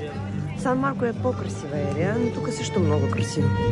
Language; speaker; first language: Bulgarian; non-native, fluent; Russian